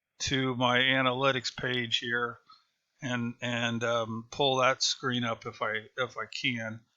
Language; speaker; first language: English; native; English